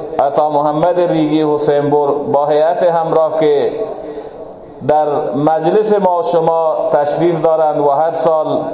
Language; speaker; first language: Persian; non-native, local second language; Baluchi